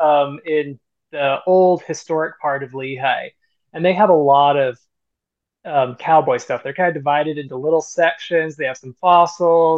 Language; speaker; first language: English; native; English